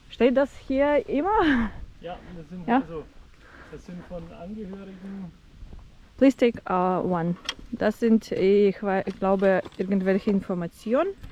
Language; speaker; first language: German; non-native, learner; Ukrainian